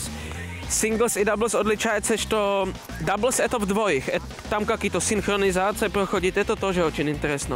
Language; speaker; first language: Russian; non-native, learner; Czech